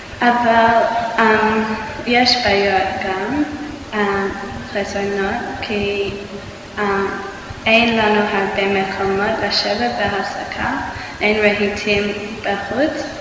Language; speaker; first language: Hebrew; non-native, learner; English